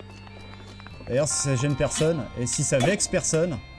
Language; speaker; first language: French; native; French